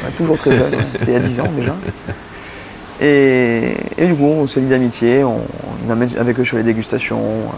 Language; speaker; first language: French; native; French